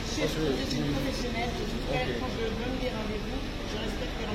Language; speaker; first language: French; native; French